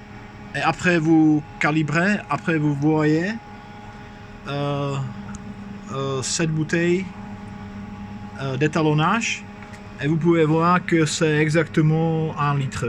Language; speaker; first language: French; non-native, fluent; Czech